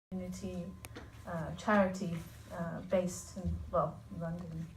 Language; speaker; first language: English; native; English